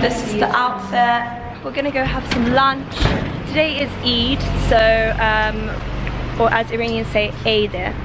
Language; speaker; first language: English; early bilingual, other home language; Persian